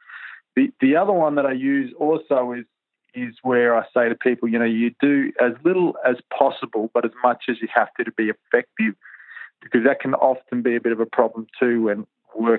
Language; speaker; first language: English; native; English